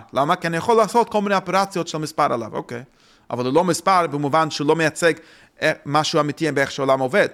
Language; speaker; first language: Hebrew; non-native, fluent; English